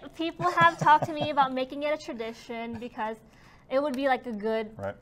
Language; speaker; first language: English; native; English